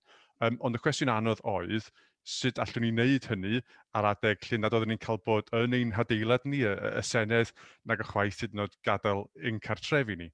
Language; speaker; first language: Welsh; native; Welsh